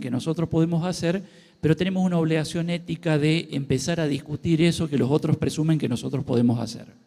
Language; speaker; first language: Spanish; native; Spanish